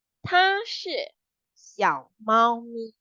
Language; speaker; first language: Chinese; non-native, fluent; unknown